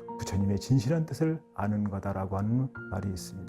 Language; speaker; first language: Korean; native; Korean